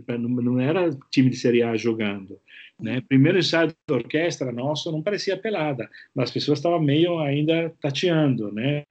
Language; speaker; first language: Portuguese; non-native, fluent; Italian